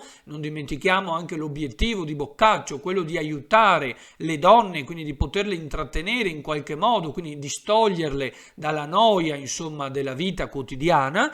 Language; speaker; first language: Italian; native; Italian